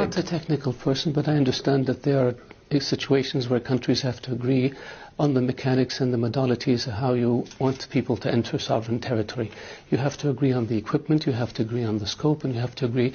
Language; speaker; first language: English; non-native, fluent; Arabic